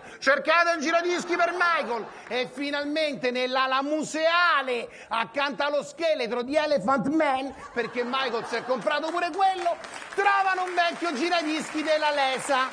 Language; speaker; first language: Italian; native; Italian